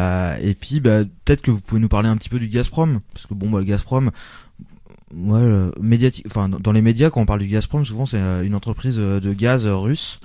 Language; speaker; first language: French; native; French